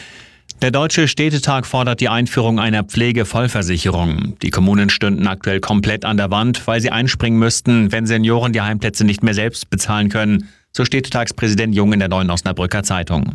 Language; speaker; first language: German; native; German